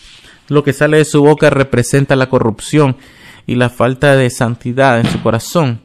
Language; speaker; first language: Spanish; non-native, fluent; English